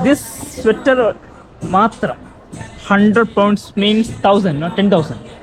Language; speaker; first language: English; non-native, local second language; Malayalam